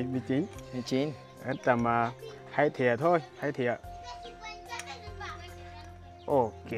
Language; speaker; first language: Vietnamese; non-native, learner; Portuguese